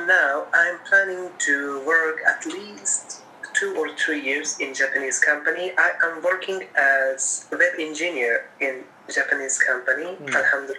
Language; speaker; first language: English; non-native, local second language; Japanese